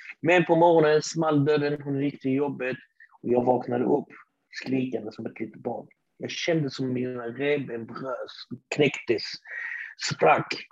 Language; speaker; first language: Swedish; early bilingual, other home language; Arabic